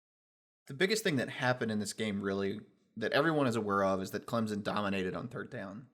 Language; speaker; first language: English; native; English